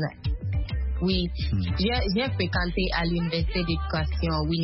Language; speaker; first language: French; non-native, learner; Akan